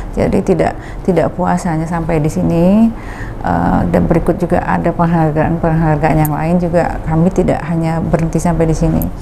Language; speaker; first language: Indonesian; native; Indonesian